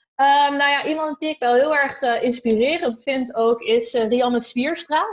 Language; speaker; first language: Dutch; native; Dutch